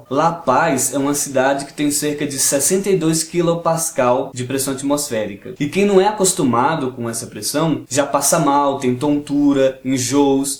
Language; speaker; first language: Portuguese; native; Portuguese